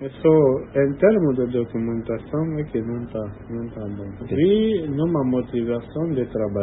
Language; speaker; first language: Portuguese; non-native, learner; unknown